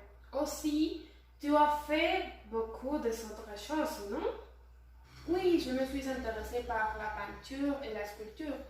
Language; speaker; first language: French; non-native, learner; Spanish